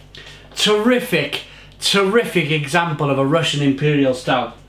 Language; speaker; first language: English; native; English